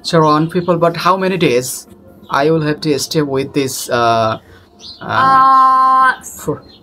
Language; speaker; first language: English; non-native, local second language; Bangla